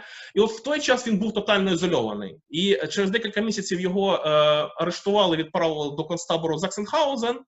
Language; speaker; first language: Ukrainian; native; Ukrainian